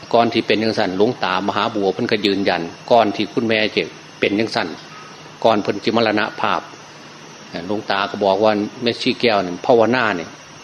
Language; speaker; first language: Thai; native; Thai